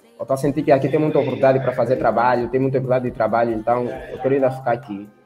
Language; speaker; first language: Portuguese; native; Portuguese